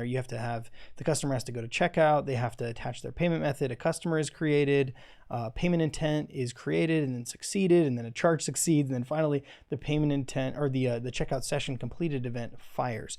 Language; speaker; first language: English; native; English